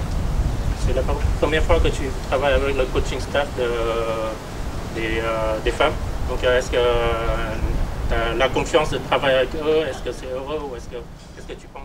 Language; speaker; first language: French; non-native, learner; Vietnamese